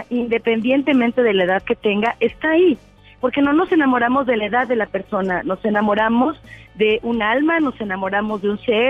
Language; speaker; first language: Spanish; native; Spanish